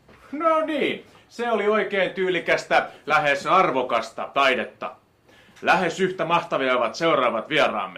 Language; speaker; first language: Finnish; native; Finnish